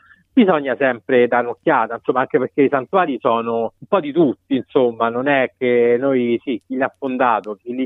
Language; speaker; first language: Italian; native; Italian